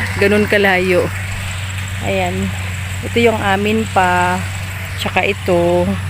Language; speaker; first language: Filipino; non-native, local second language; Bikol